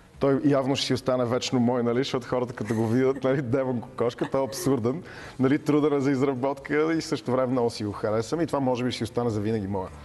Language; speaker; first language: Bulgarian; native; Bulgarian